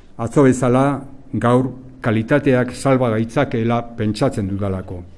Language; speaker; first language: Basque; native; Basque